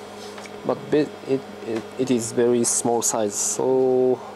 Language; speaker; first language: English; non-native, learner; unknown